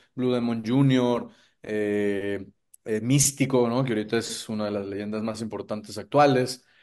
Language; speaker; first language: Spanish; native; Spanish